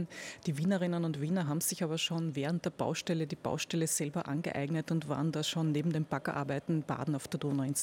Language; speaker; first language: German; native; German